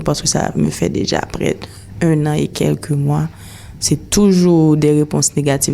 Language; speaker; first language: French; non-native, local second language; Haitian Creole